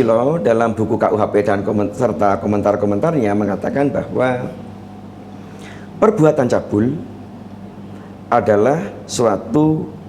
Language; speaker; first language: Indonesian; native; Indonesian